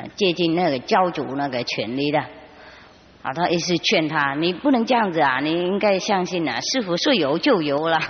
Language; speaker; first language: Chinese; non-native, fluent; Vietnamese